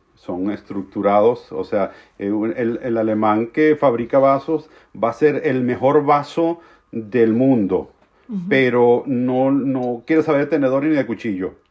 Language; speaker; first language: Spanish; native; Spanish